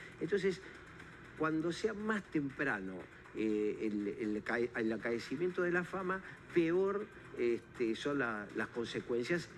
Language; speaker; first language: Spanish; native; Spanish